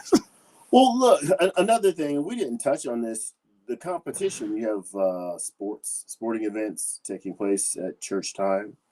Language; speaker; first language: English; native; English